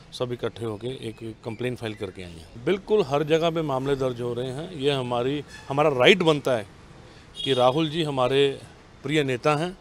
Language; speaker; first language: Hindi; non-native, local second language; Punjabi